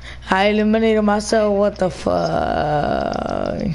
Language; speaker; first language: English; early bilingual, other home language; Spanish